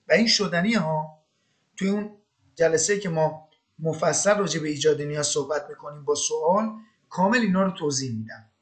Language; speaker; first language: Persian; non-native, local second language; Azerbaijani